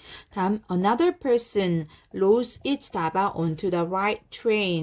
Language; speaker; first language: English; non-native, fluent; Korean